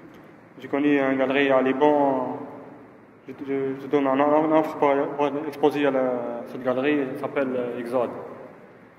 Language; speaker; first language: French; non-native, learner; Arabic